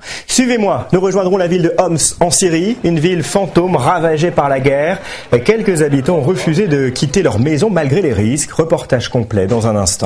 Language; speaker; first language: French; native; French